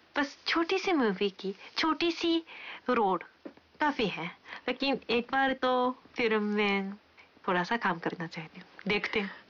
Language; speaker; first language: Hindi; non-native, fluent; Japanese